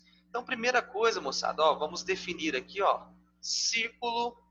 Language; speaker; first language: Portuguese; native; Portuguese